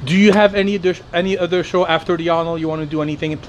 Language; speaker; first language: English; native; English